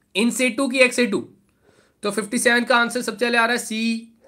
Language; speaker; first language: Hindi; native; Hindi